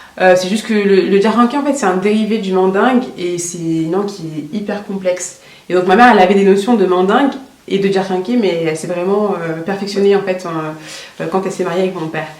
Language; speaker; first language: French; early bilingual, other home language; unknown